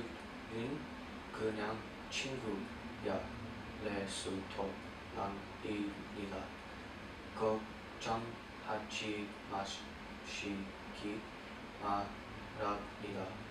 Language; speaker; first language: Korean; non-native, learner; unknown